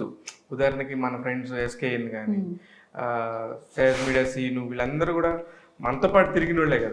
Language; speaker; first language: Telugu; native; Telugu